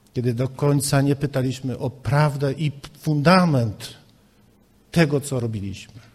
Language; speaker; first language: Polish; native; Polish